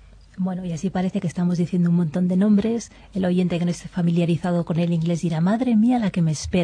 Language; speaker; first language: Spanish; native; Spanish